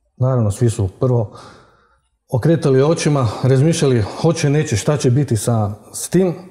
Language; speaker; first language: Croatian; native; Croatian